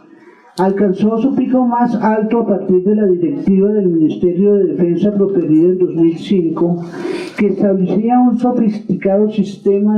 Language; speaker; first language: Spanish; native; Spanish